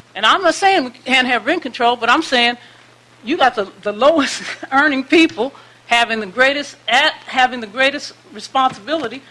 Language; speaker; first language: English; native; English